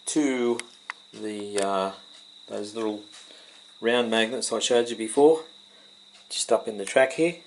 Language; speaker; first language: English; native; English